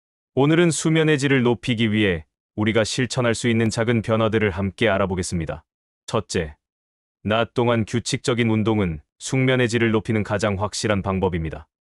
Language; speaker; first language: Korean; native; Korean